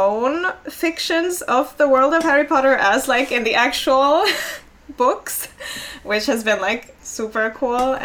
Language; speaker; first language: English; non-native, fluent; Finnish